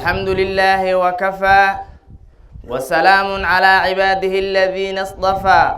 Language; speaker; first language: Arabic; non-native, learner; Somali